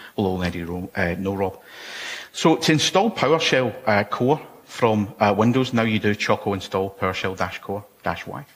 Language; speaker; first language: English; native; English